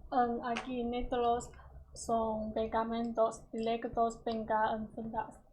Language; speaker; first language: Spanish; non-native, learner; Chinese